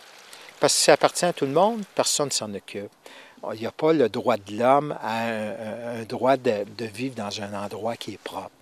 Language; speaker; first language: French; native; French